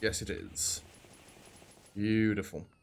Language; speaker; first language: English; native; English